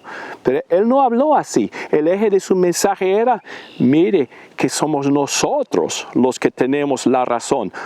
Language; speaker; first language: Spanish; non-native, fluent; English